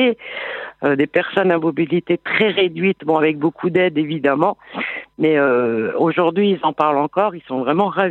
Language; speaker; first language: French; native; French